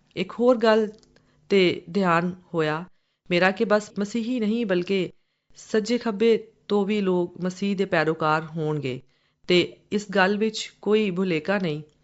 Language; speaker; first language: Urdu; non-native, local second language; Punjabi